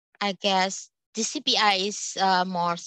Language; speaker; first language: English; non-native, local second language; Indonesian